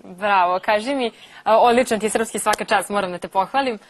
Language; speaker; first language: Serbian; native; Serbian